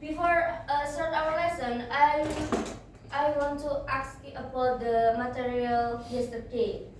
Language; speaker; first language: English; non-native, learner; Indonesian